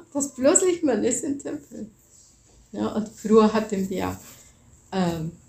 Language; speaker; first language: German; non-native, fluent; Spanish